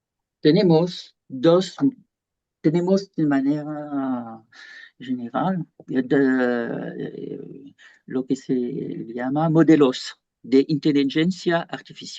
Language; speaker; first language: Spanish; non-native, fluent; French